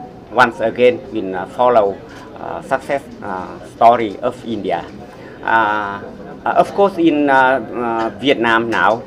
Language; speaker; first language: English; non-native, fluent; Vietnamese